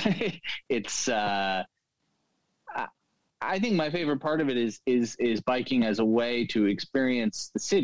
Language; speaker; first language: English; native; English